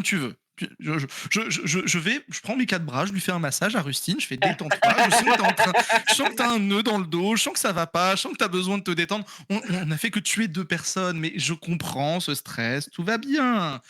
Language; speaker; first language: French; native; French